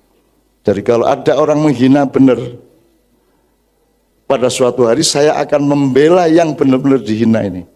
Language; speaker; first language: Indonesian; non-native, local second language; Javanese